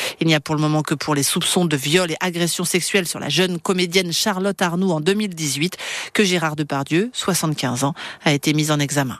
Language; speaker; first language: French; native; French